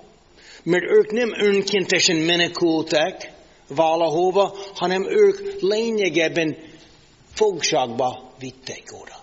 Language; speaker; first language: Hungarian; non-native, fluent; English